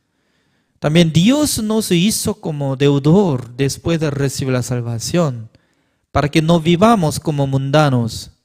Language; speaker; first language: Spanish; non-native, learner; Korean